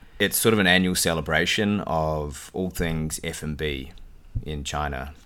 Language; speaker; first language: English; native; English